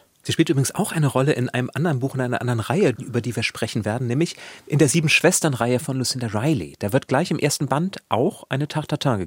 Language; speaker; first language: German; native; German